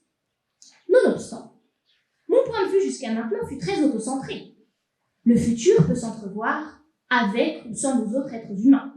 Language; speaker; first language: French; native; French